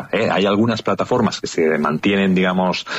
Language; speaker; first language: Spanish; native; Spanish